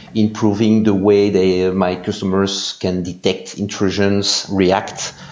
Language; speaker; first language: English; non-native, fluent; French